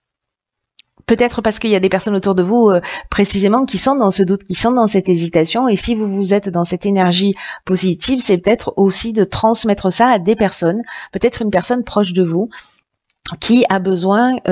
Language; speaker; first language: French; native; French